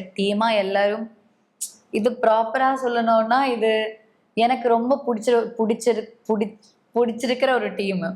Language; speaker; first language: Tamil; non-native, learner; Malayalam